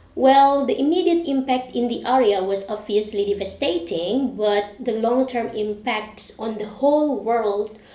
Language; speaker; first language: English; non-native, fluent; Indonesian